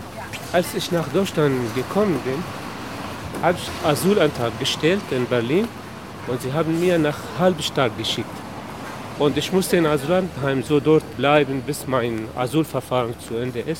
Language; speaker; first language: German; non-native, local second language; Kurdish